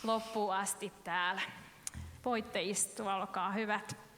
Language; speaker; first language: Finnish; native; Finnish